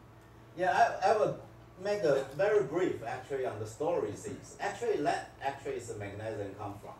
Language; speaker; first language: English; non-native, fluent; Chinese